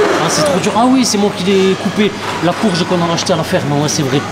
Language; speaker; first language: French; native; French